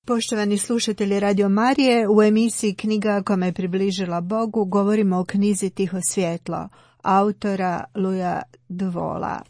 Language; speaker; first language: Croatian; native; Croatian